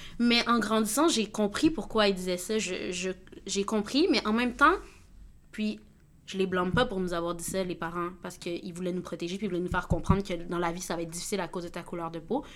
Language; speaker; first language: French; native; French